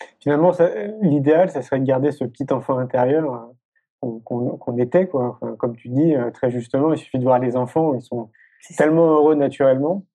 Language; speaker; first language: French; native; French